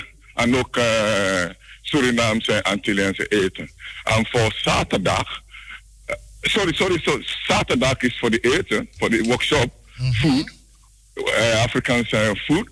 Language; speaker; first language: Dutch; non-native, learner; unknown